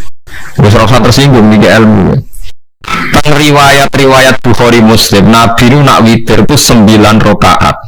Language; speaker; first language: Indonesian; non-native, local second language; Javanese